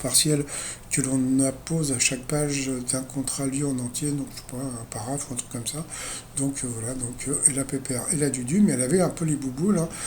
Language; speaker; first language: French; native; French